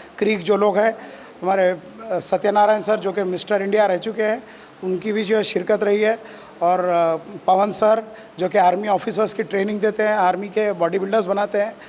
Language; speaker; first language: Hindi; non-native, local second language; Urdu